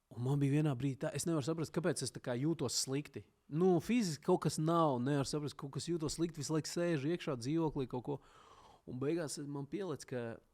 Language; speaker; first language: Latvian; native; Latvian